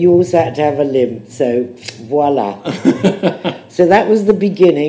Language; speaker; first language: English; native; English